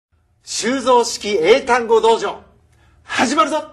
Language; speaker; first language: Japanese; native; Japanese